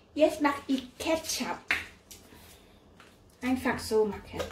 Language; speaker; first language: German; non-native, learner; Thai